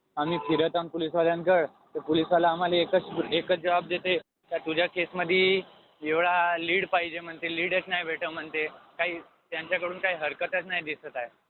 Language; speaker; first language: Marathi; non-native, local second language; Hindi